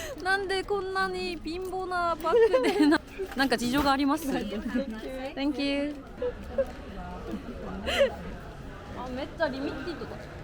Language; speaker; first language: Japanese; non-native, fluent; Korean